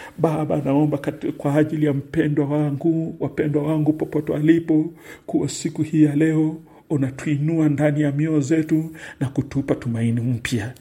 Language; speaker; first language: Swahili; non-native, local second language; Luyia